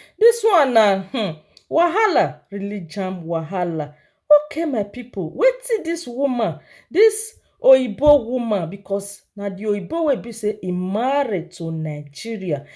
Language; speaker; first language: Nigerian Pidgin; non-native, local second language; Yoruba